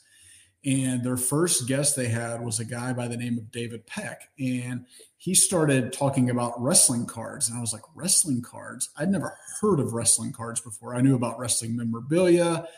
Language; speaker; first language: English; native; English